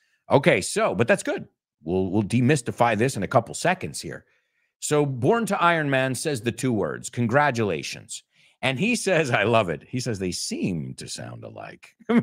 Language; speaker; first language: English; native; English